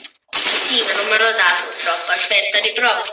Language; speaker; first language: Italian; native; Italian